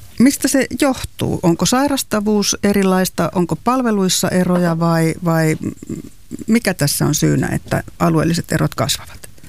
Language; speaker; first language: Finnish; native; Finnish